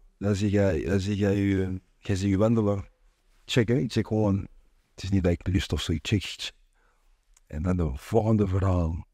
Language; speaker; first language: Dutch; non-native, local second language; French